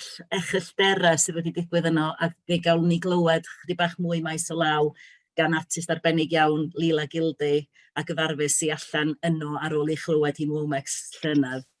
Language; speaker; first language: Welsh; native; Welsh